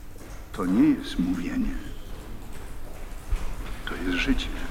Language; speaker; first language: Polish; native; Polish